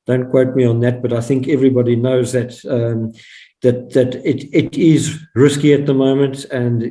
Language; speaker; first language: English; non-native, local second language; Afrikaans